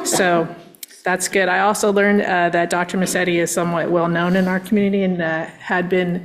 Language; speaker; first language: English; native; English